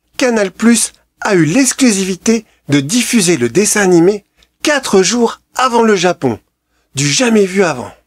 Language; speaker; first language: French; native; French